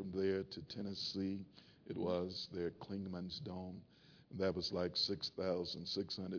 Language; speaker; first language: English; native; English